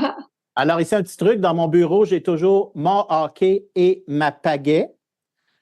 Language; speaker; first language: French; native; French